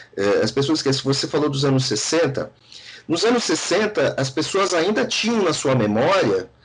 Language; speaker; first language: Portuguese; native; Portuguese